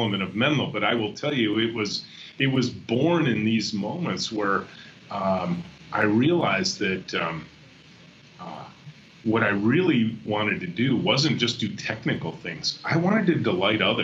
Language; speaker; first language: English; native; English